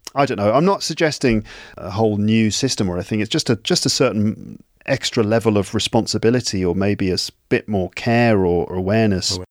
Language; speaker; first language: English; native; English